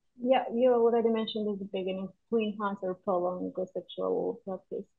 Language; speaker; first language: English; non-native, fluent; Italian